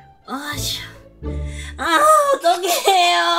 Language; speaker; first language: Korean; non-native, learner; Cantonese